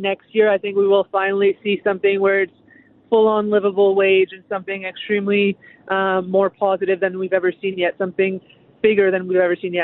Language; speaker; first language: English; native; English